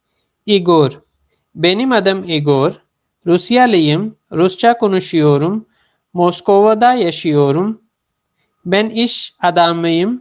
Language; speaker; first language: Turkish; non-native, fluent; Urdu